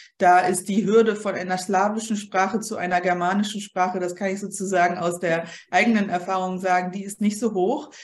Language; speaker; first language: German; early bilingual, other home language; Polish